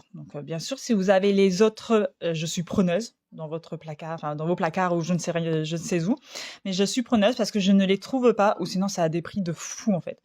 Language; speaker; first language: French; native; French